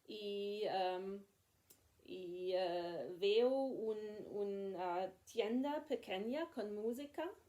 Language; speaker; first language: Spanish; non-native, learner; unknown